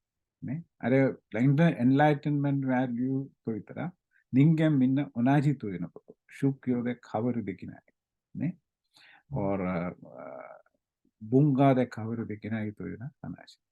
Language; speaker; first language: Japanese; non-native, learner; Malayalam